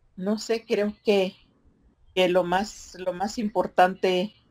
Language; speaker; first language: Spanish; native; Spanish